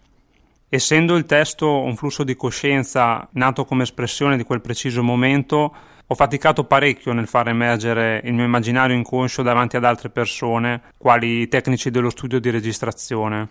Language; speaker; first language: Italian; native; Italian